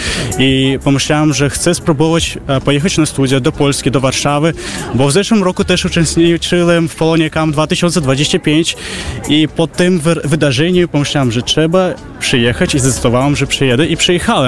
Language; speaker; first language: Polish; non-native, fluent; Russian